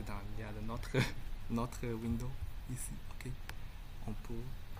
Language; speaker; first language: French; non-native, learner; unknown